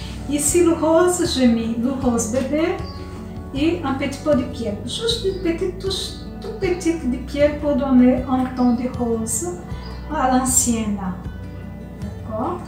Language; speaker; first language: French; non-native, fluent; Portuguese